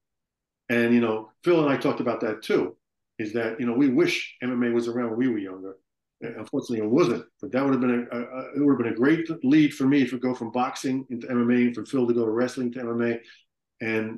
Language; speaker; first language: English; native; English